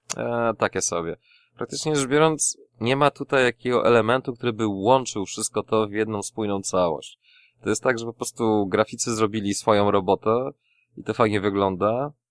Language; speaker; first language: Polish; native; Polish